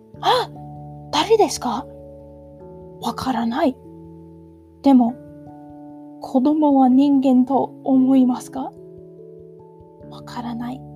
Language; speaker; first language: Japanese; non-native, learner; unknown